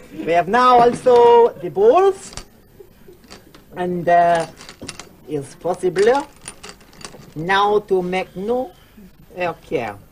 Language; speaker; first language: English; native; English